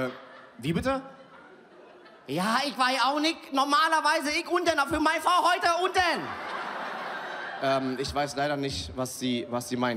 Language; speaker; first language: German; early bilingual, other home language; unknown